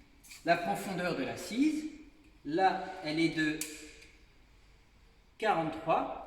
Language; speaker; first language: French; native; French